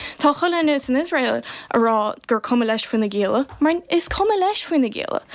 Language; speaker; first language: Irish; native; Irish